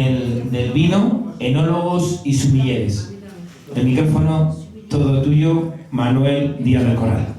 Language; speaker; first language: Spanish; native; Spanish